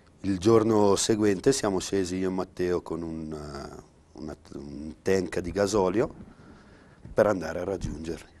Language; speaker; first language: Italian; native; Italian